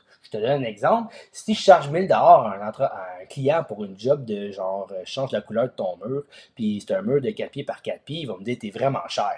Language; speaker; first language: French; native; French